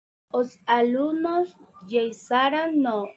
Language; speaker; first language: Portuguese; non-native, learner; Spanish